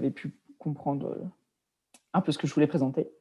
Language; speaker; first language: French; native; French